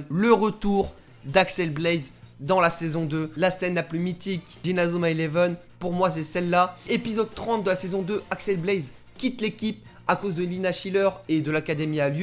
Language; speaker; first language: French; native; French